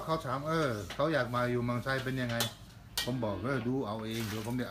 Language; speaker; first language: Thai; non-native, fluent; Danish